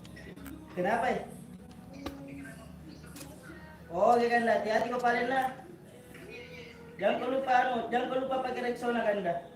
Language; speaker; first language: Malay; non-native, local second language; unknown